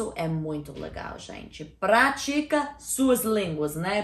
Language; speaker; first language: Portuguese; non-native, learner; English